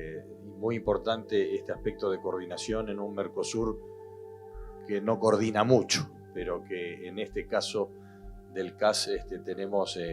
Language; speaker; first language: Spanish; native; Spanish